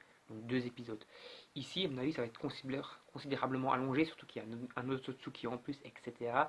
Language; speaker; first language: French; native; French